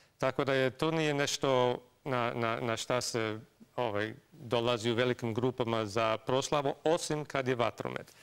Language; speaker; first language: Serbian; non-native, fluent; English